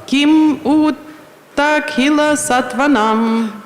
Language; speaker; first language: Russian; native; Russian